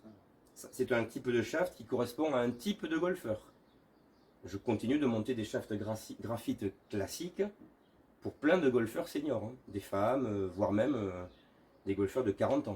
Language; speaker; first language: French; native; French